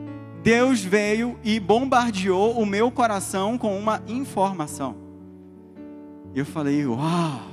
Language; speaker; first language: Portuguese; native; Portuguese